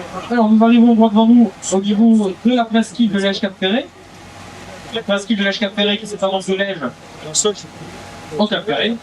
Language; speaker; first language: French; native; French